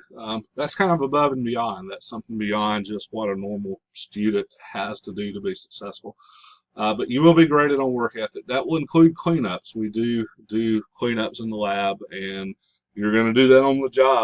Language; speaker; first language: English; native; English